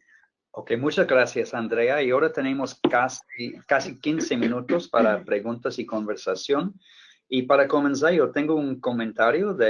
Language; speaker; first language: Spanish; non-native, fluent; English